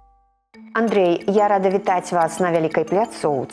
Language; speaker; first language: Belarusian; native; Belarusian